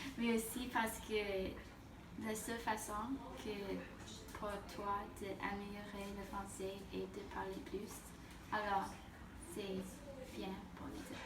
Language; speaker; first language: French; non-native, learner; English